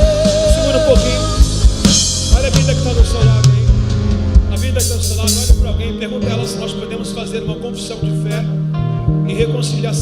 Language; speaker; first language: Portuguese; native; Portuguese